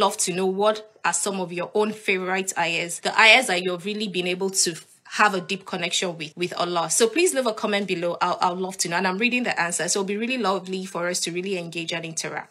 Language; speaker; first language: English; non-native, local second language; Yoruba